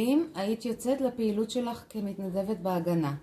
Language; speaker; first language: Hebrew; native; Hebrew